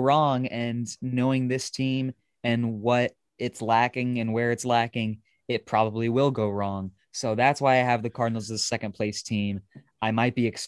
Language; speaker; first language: English; native; English